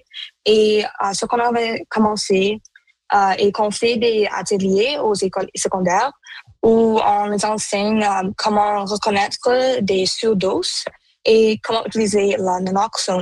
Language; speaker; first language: French; non-native, local second language; Punjabi